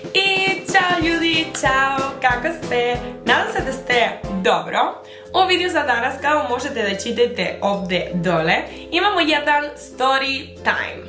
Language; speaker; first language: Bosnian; early bilingual, heritage; Spanish